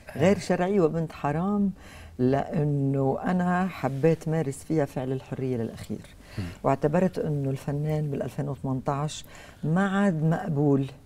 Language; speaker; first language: Arabic; native; Arabic